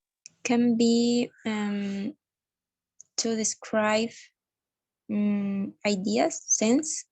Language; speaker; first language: English; non-native, learner; Spanish